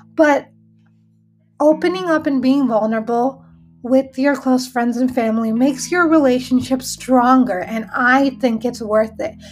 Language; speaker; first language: English; early bilingual, other home language; Hindi